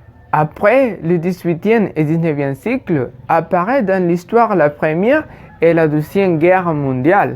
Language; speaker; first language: French; non-native, fluent; Spanish